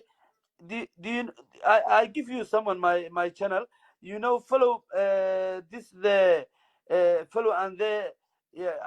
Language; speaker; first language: English; non-native, learner; Somali